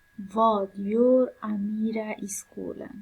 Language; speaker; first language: Swedish; non-native, fluent; Persian